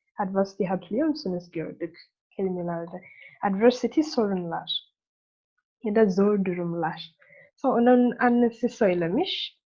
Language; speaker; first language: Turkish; non-native, learner; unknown